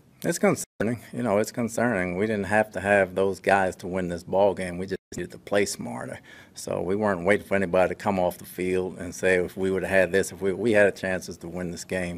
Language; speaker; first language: English; native; English